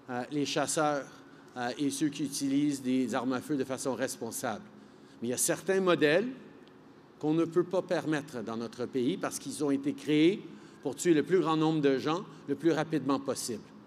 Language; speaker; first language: French; early bilingual, heritage; French